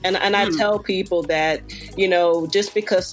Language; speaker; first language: English; native; English